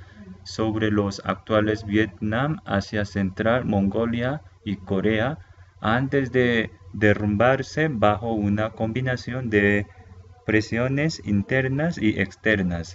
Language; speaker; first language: Spanish; non-native, fluent; Korean